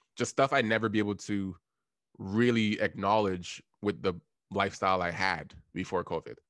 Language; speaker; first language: English; native; English